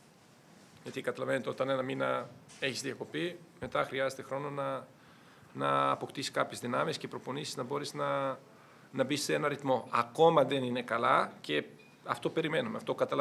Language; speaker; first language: Greek; non-native, fluent; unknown